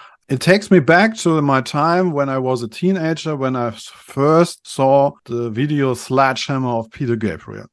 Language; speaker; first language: English; non-native, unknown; German